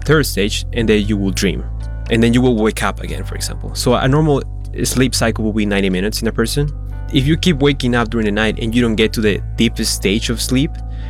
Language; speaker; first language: English; non-native, fluent; Spanish